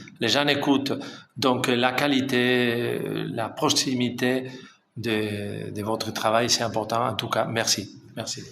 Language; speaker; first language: French; non-native, fluent; Spanish